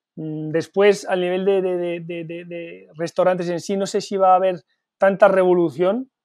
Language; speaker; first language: Spanish; early bilingual, heritage; Spanish